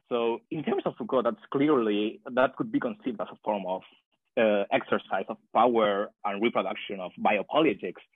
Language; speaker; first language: English; non-native, fluent; Spanish